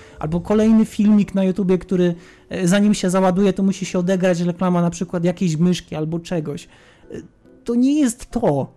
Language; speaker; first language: Polish; native; Polish